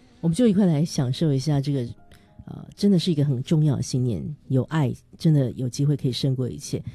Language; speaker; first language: Chinese; native; Chinese